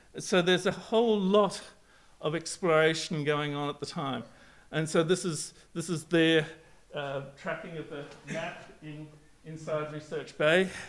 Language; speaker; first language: English; native; English